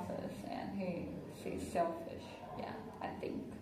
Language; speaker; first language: English; non-native, learner; Chinese